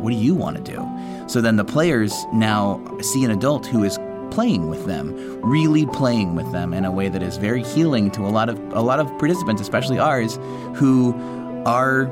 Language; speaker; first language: English; native; English